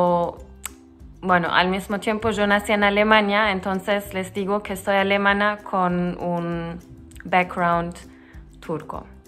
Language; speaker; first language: Spanish; non-native, fluent; Turkish